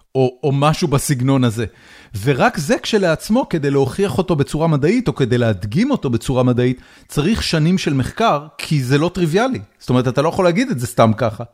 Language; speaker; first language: Hebrew; native; Hebrew